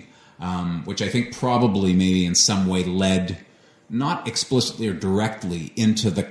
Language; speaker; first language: English; native; English